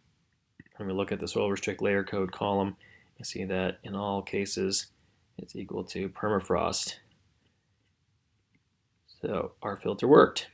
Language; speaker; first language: English; native; English